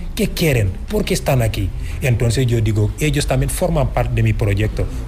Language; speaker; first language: Spanish; non-native, fluent; Wolof